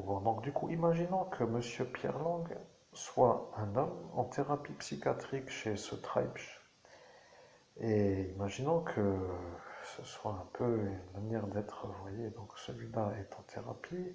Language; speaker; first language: French; native; French